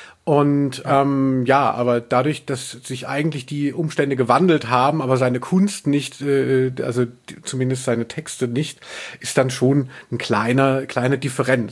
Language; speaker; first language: German; native; German